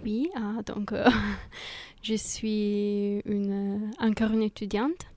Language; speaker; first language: French; non-native, fluent; Italian